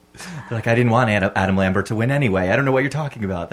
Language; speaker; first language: English; native; English